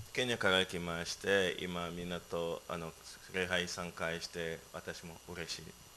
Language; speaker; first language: Japanese; non-native, learner; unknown